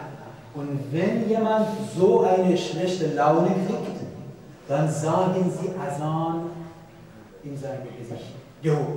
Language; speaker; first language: German; non-native, fluent; Persian